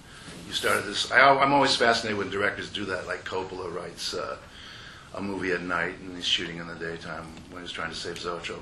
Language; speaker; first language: English; native; English